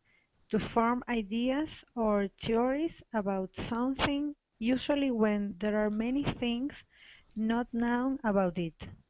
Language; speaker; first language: English; non-native, learner; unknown